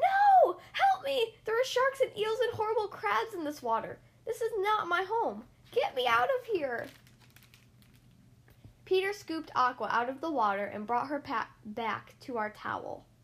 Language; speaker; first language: English; native; English